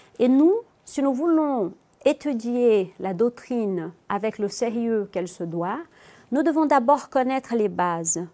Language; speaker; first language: French; non-native, fluent; Portuguese